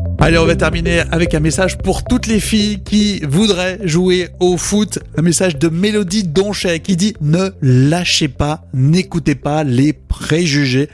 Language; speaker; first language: French; native; French